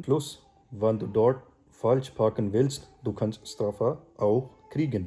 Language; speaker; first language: German; non-native, learner; Urdu